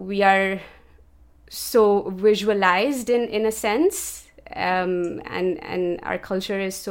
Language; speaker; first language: English; non-native, local second language; Urdu